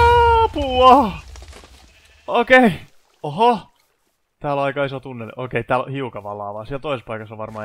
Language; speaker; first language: Finnish; native; Finnish